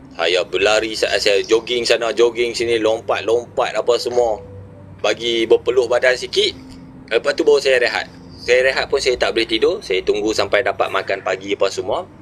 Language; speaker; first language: Malay; native; Malay